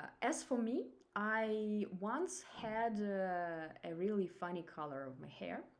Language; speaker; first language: English; non-native, fluent; Russian